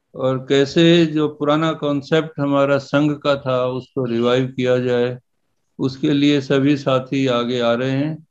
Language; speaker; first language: Hindi; native; Hindi